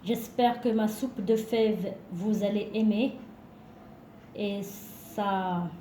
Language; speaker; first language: French; non-native, local second language; Arabic